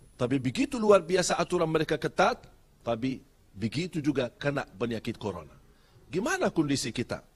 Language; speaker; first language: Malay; non-native, fluent; Arabic